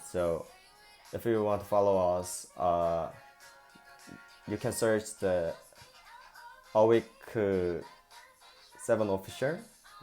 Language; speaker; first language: English; non-native, learner; Korean